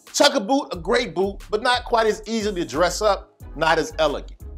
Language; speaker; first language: English; native; English